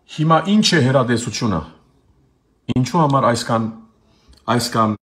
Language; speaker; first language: Armenian; early bilingual, heritage; Armenian